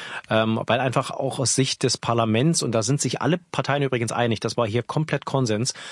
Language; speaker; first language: German; native; German